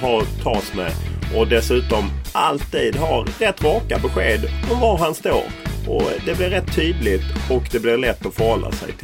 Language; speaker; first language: Swedish; native; Swedish